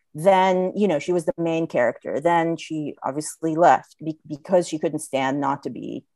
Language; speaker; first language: English; non-native, fluent; Hebrew